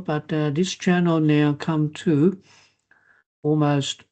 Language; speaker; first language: English; non-native, fluent; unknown